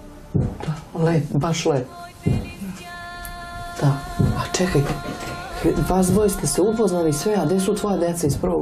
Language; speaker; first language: Serbian; native; Serbian